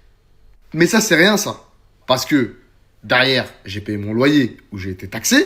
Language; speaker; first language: French; native; French